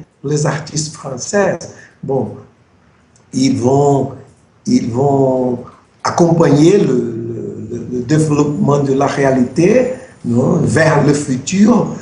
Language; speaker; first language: French; non-native, fluent; Portuguese